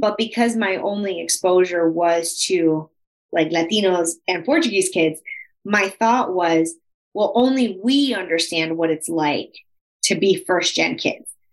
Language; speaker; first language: English; early bilingual, other home language; Spanish